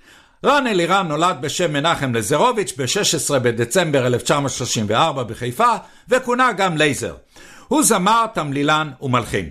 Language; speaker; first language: Hebrew; native; Hebrew